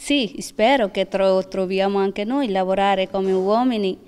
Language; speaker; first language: Italian; non-native, learner; Bangla